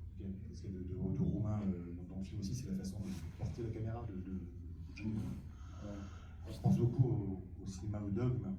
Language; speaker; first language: French; native; French